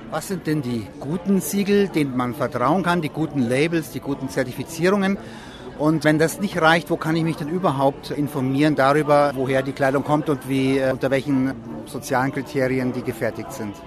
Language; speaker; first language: German; native; German